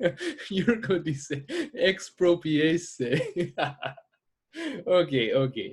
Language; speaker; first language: Spanish; non-native, fluent; English